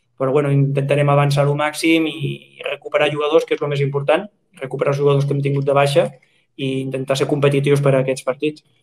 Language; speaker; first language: Catalan; native; Catalan